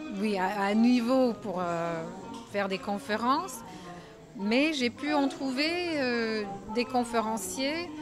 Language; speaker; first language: French; non-native, fluent; English